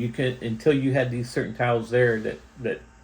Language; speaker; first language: English; native; English